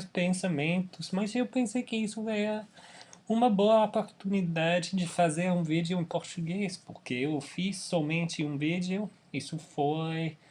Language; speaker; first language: Portuguese; non-native, fluent; English